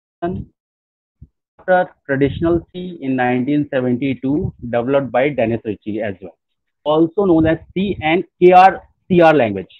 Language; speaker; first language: English; non-native, local second language; Hindi